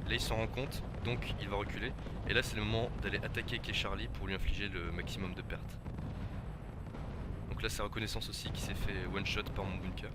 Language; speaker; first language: French; native; French